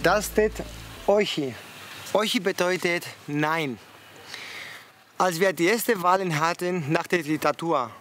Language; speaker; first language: German; non-native, fluent; Greek